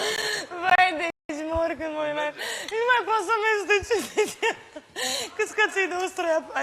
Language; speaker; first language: Romanian; native; Romanian